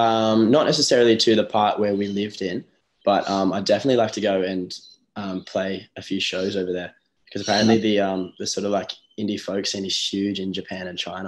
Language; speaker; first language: English; native; English